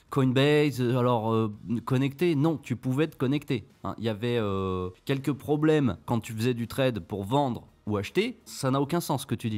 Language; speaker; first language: French; native; French